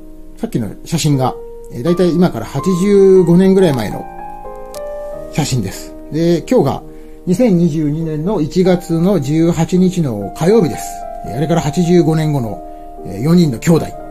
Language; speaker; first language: Japanese; native; Japanese